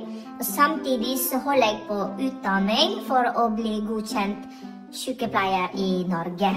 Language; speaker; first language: Norwegian; non-native, fluent; Iloko